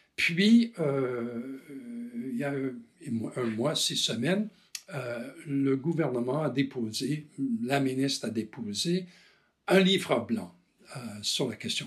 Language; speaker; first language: French; non-native, fluent; English